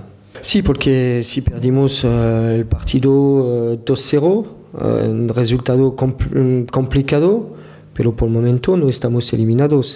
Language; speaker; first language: Spanish; non-native, fluent; French